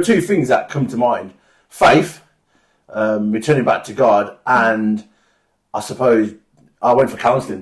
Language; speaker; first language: English; native; English